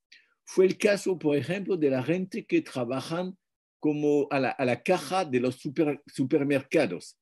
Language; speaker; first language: Spanish; non-native, fluent; French